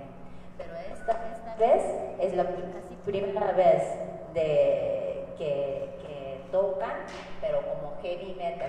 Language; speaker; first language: Spanish; non-native, fluent; Japanese